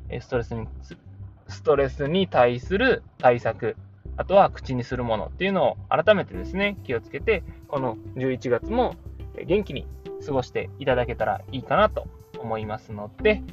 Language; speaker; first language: Japanese; native; Japanese